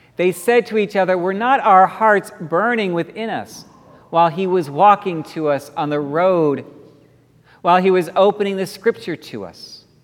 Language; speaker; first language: English; native; English